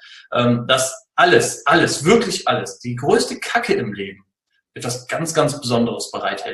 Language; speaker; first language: German; native; German